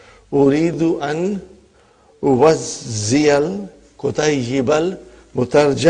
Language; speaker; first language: Arabic; non-native, fluent; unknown